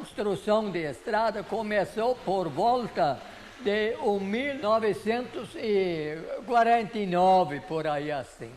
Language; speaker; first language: Portuguese; non-native, local second language; Low German